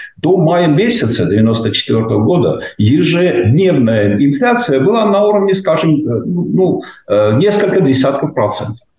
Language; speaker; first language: Russian; non-native, local second language; Armenian